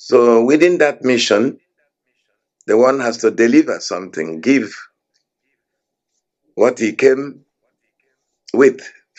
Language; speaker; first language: English; non-native, local second language; Igbo